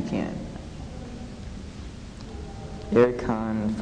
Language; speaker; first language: German; non-native, learner; English